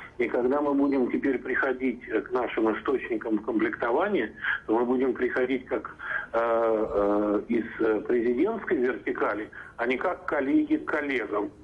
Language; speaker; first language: Russian; native; Russian